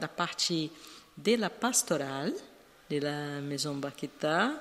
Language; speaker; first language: French; non-native, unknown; Portuguese